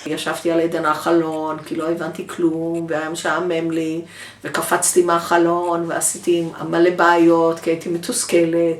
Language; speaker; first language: Hebrew; early bilingual, other home language; English